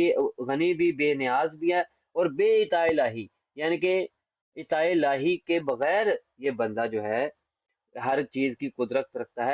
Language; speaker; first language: Hindi; non-native, local second language; Punjabi